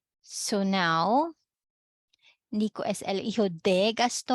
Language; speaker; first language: Spanish; non-native, fluent; Filipino